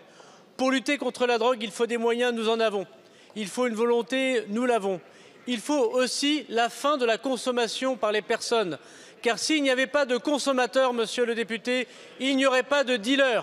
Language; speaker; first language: French; native; French